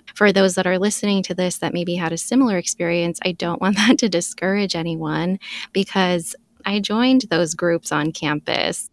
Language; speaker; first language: English; early bilingual, other home language; Filipino